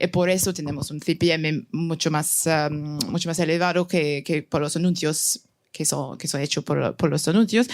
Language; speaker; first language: Spanish; non-native, fluent; English